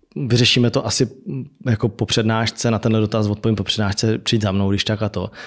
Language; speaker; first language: Czech; native; Czech